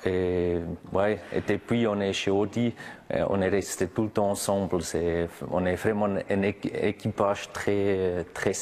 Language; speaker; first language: French; non-native, local second language; German